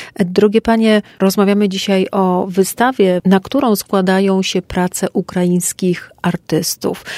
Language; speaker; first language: Polish; native; Polish